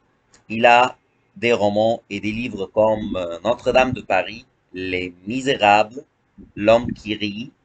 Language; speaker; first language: French; non-native, fluent; Arabic